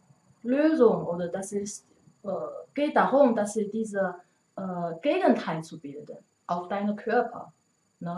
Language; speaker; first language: German; non-native, learner; Chinese